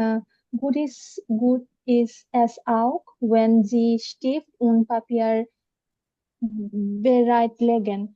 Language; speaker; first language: German; non-native, learner; Bangla